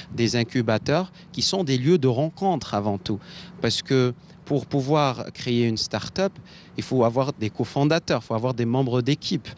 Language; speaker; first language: French; non-native, local second language; Arabic